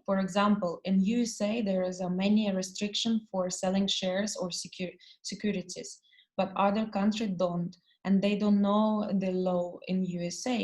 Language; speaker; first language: English; non-native, learner; Russian